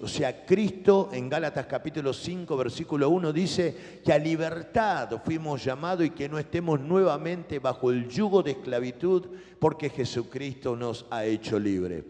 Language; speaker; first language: Spanish; native; Spanish